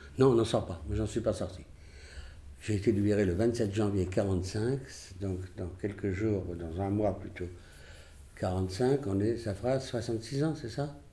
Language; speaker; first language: French; early bilingual, other home language; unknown